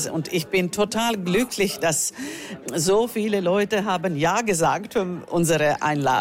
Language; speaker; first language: German; non-native, fluent; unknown